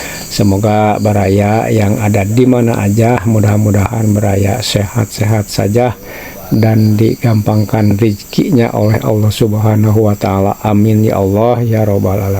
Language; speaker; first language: Indonesian; non-native, local second language; Sundanese